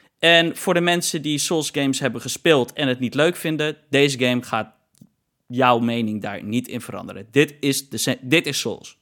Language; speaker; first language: Dutch; native; Dutch